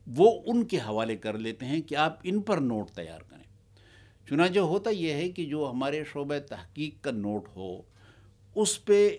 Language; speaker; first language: Urdu; non-native, local second language; Pashto